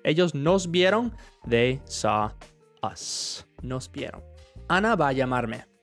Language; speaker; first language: Spanish; non-native, fluent; English